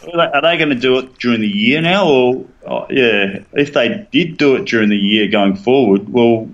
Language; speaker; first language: English; native; English